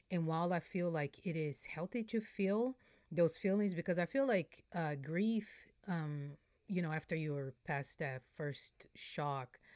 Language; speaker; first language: English; non-native, fluent; Portuguese